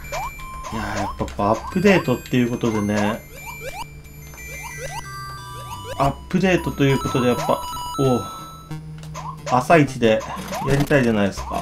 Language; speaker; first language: Japanese; native; Japanese